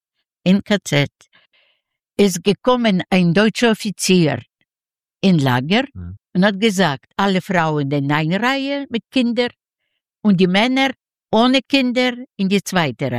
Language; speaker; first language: German; non-native, fluent; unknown